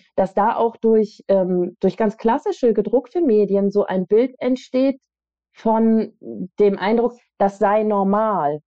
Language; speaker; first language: German; native; German